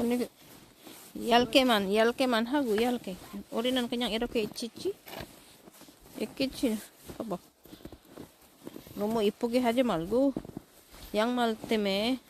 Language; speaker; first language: Korean; non-native, fluent; Filipino